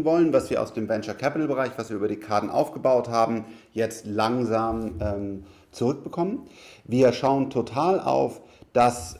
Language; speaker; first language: German; native; German